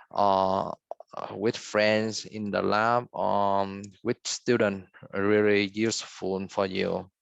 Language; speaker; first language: English; non-native, fluent; Vietnamese